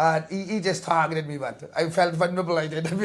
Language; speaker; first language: English; native; English